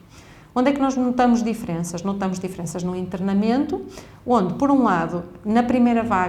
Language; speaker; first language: Portuguese; native; Portuguese